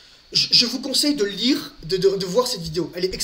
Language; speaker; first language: French; native; French